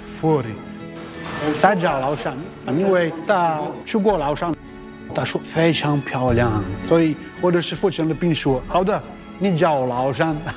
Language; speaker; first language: Chinese; non-native, learner; Italian